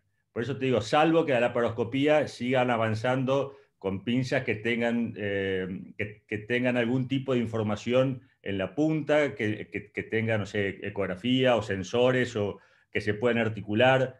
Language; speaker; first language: Spanish; native; Spanish